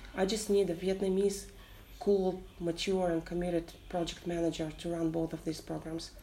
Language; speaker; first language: English; non-native, fluent; Russian